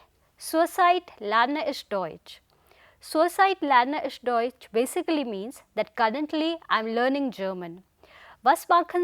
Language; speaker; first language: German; non-native, fluent; Hindi